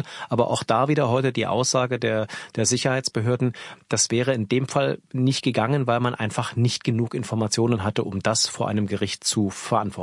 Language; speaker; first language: German; native; German